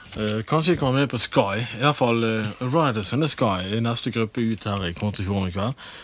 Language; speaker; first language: Norwegian; native; Norwegian